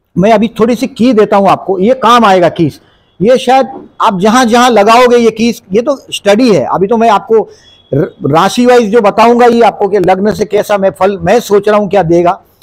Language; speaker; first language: Hindi; non-native, local second language; Gujarati